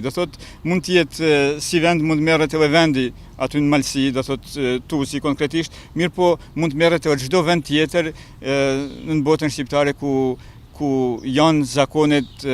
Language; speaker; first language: Albanian; native; Albanian